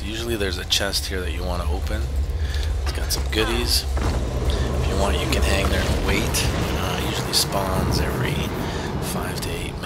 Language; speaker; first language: English; native; English